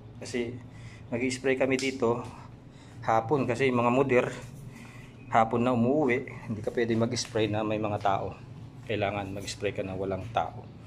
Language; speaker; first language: Filipino; non-native, local second language; Pampanga